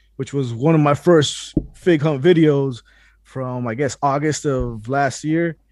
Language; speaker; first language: English; early bilingual, other home language; Spanish